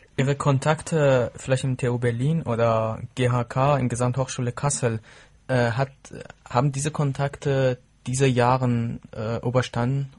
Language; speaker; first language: German; non-native, fluent; Persian